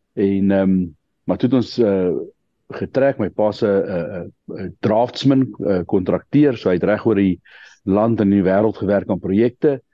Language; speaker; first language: Afrikaans; native; Afrikaans